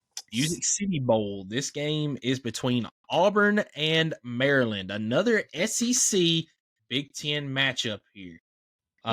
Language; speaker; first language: English; native; English